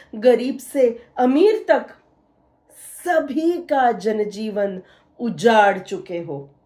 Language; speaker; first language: Hindi; non-native, local second language; Marathi